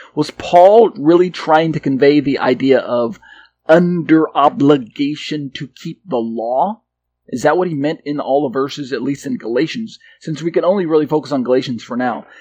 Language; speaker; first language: English; native; English